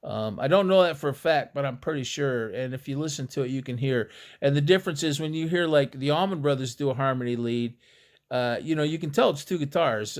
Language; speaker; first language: English; native; English